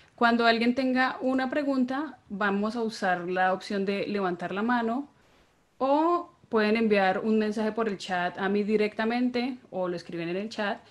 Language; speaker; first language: Spanish; native; Spanish